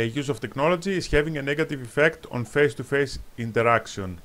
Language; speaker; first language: English; non-native, fluent; Greek